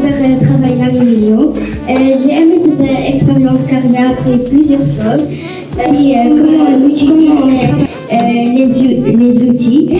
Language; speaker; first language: French; non-native, learner; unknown